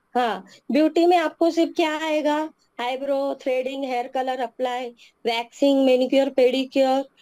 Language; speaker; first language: Hindi; non-native, local second language; Telugu